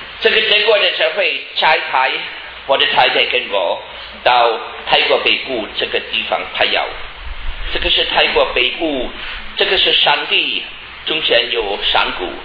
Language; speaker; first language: Chinese; non-native, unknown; German